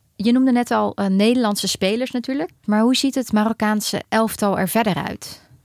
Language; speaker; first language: Dutch; native; Dutch